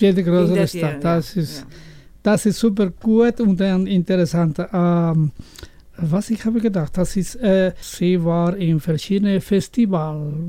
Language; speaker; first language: German; non-native, learner; Spanish